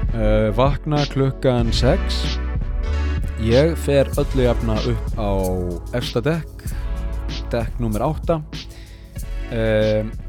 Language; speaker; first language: Icelandic; native; Icelandic